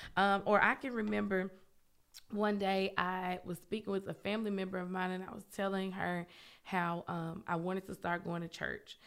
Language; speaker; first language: English; native; English